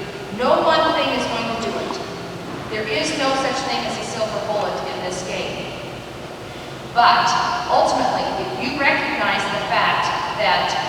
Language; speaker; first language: English; native; English